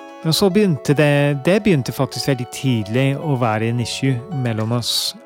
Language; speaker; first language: Norwegian; non-native, fluent; English